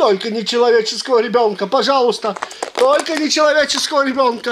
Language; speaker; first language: Russian; early bilingual, heritage; Russian